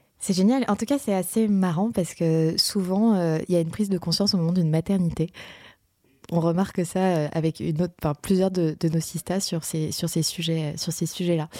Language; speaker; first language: French; native; French